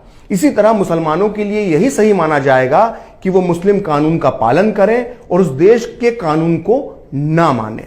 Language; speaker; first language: Hindi; native; Hindi